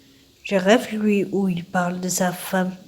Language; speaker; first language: French; native; French